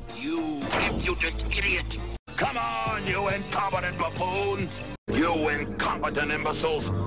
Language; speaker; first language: English; native; English